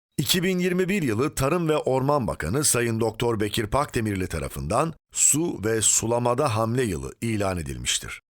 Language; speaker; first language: Turkish; native; Turkish